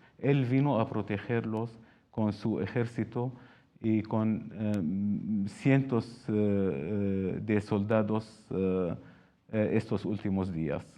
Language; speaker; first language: Spanish; non-native, fluent; Arabic